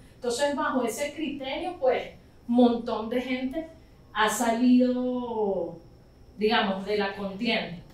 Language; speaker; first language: Spanish; native; Spanish